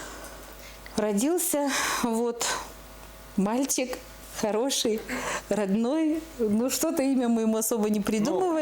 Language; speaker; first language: Russian; native; Russian